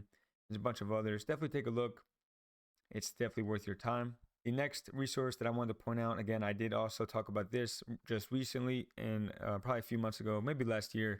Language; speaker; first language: English; native; English